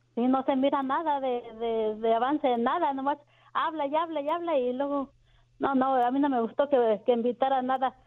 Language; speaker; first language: Spanish; native; Spanish